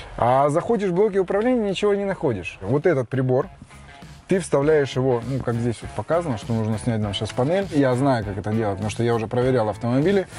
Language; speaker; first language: Russian; native; Russian